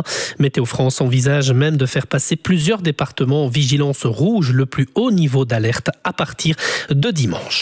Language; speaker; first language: French; native; French